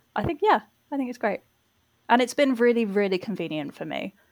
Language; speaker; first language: English; native; English